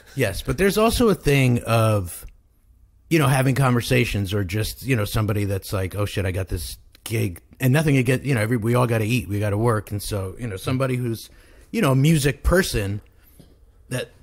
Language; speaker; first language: English; native; English